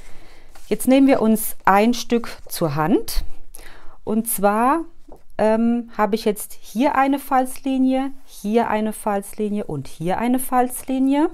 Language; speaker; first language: German; native; German